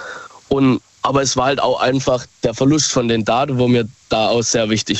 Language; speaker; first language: German; native; German